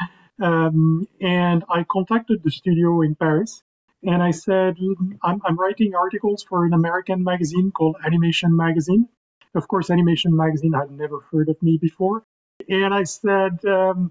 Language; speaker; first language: English; non-native, fluent; French